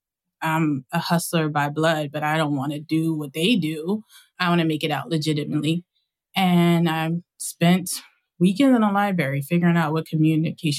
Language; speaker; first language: English; native; English